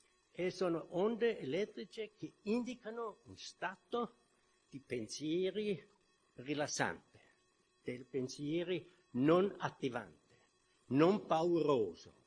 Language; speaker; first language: Italian; non-native, fluent; German